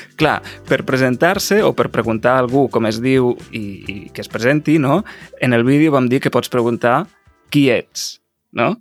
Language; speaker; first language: Catalan; native; Catalan